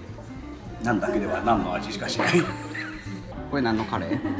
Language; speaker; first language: Japanese; native; Japanese